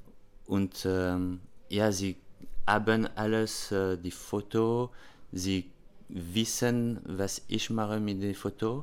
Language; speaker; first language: German; non-native, learner; French